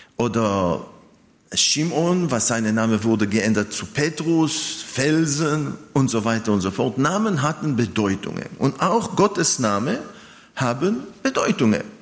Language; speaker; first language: German; non-native, fluent; Hebrew